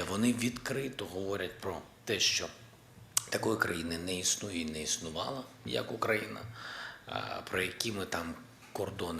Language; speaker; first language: Ukrainian; non-native, local second language; Russian